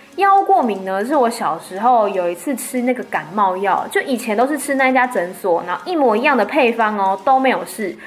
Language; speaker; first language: Chinese; native; Chinese